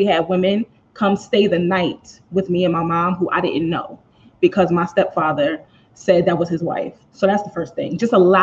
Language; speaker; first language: English; native; English